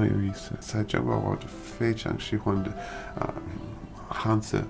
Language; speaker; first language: Chinese; non-native, learner; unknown